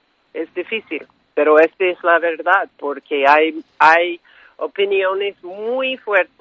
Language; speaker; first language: Spanish; non-native, fluent; English